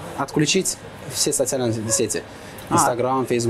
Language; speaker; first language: Russian; non-native, fluent; Azerbaijani